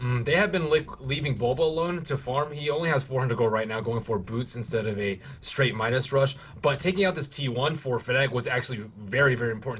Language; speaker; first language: English; native; English